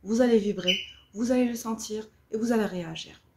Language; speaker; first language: French; non-native, local second language; Arabic